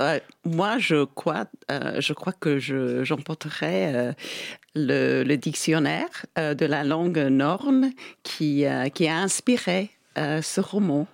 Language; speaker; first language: French; non-native, fluent; English